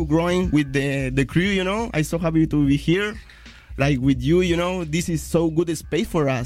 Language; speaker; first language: English; non-native, fluent; Spanish